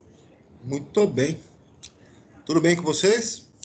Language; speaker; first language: Portuguese; native; Portuguese